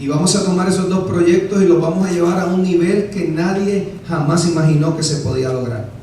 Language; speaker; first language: Spanish; native; Spanish